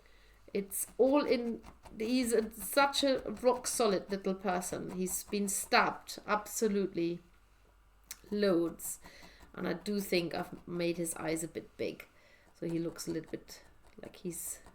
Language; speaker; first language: English; native; English